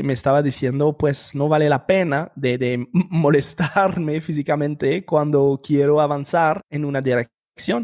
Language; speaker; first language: Spanish; non-native, fluent; French